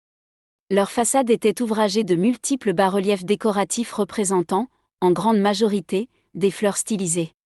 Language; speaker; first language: French; native; French